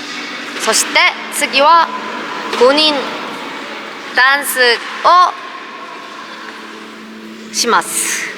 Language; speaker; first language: Japanese; non-native, learner; Korean